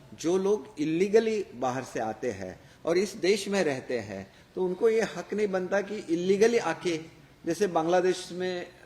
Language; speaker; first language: Hindi; non-native, local second language; Marathi